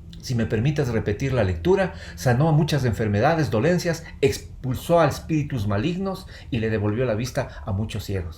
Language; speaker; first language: Spanish; native; Spanish